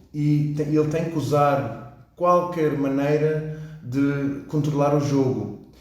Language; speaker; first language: Portuguese; early bilingual, heritage; English